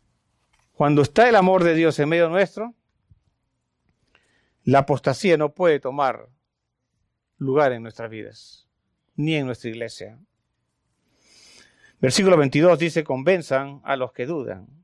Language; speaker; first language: Spanish; native; Spanish